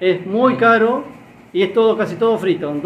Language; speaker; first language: Spanish; native; Spanish